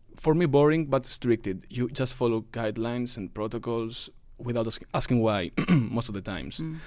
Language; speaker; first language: English; non-native, fluent; Greek